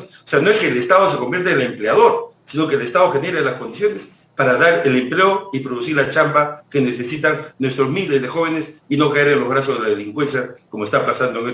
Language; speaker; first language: Spanish; native; Spanish